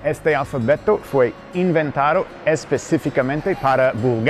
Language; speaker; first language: Spanish; non-native, fluent; English